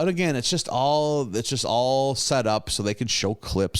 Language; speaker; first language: English; native; English